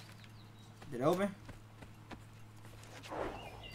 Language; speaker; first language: English; native; English